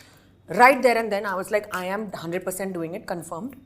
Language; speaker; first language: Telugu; non-native, learner; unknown